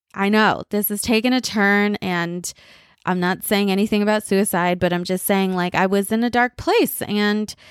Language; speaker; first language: English; early bilingual, other home language; Bangla